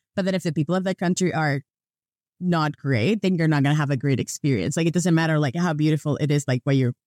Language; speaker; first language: English; non-native, fluent; Spanish